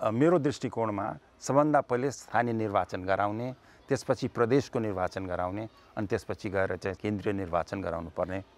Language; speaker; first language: Nepali; native; Nepali